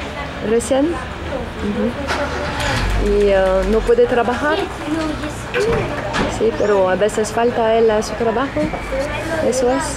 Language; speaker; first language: Spanish; non-native, fluent; French